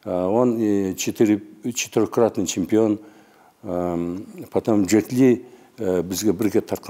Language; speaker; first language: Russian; non-native, local second language; Kyrgyz